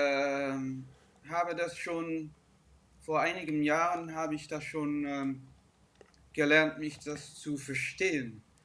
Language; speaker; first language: German; early bilingual, heritage; Dutch